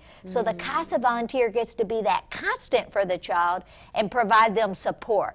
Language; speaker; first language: English; native; English